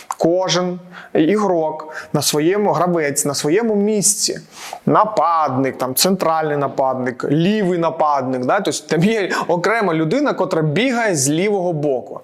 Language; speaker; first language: Ukrainian; non-native, local second language; Russian